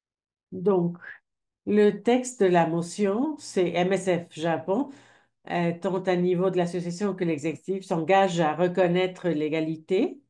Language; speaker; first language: French; non-native, fluent; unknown